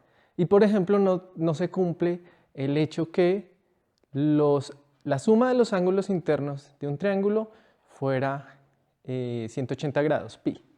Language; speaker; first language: Spanish; native; Spanish